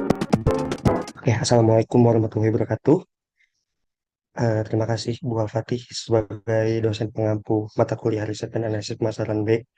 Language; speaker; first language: Indonesian; native; Indonesian